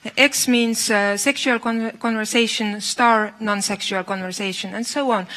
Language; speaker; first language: English; non-native, fluent; Estonian